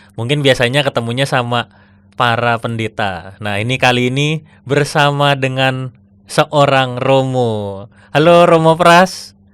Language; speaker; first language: Indonesian; native; Indonesian